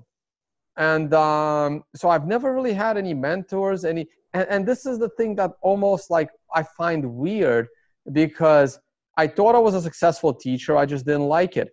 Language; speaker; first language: English; early bilingual, other home language; Russian